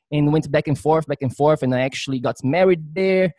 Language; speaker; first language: English; non-native, fluent; Portuguese